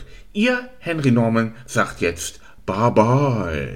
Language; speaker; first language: German; native; German